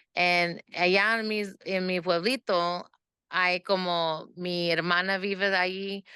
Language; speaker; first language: Spanish; early bilingual, heritage; Spanish